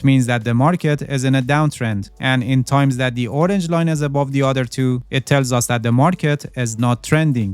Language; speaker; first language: English; non-native, fluent; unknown